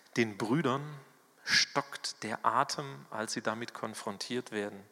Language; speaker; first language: German; native; German